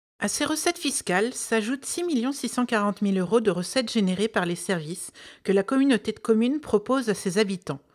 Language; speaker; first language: French; native; French